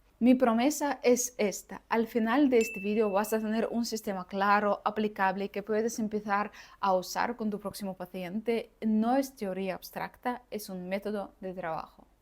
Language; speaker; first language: Spanish; non-native, fluent; Russian